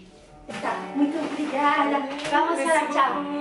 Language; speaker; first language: Portuguese; non-native, fluent; French